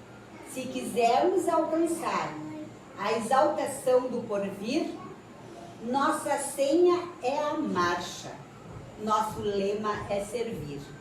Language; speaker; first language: Portuguese; native; Portuguese